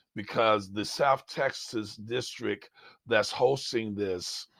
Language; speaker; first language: English; native; English